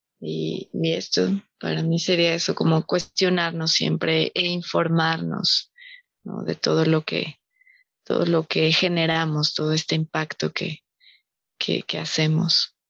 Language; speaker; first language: Spanish; native; Spanish